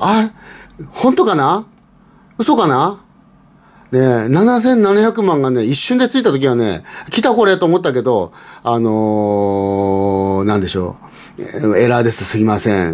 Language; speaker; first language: Japanese; native; Japanese